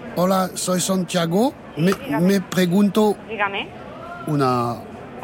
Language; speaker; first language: Spanish; non-native, learner; French